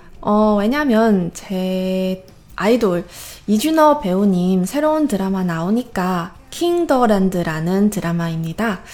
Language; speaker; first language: Korean; non-native, fluent; Chinese